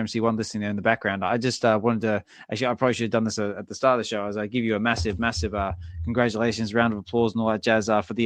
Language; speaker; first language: English; native; English